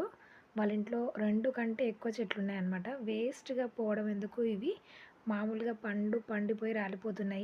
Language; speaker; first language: Telugu; native; Telugu